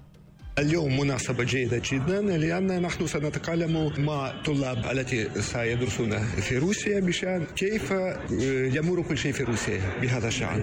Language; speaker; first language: Arabic; non-native, learner; Russian